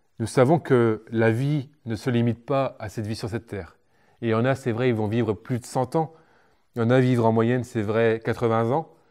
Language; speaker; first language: French; native; French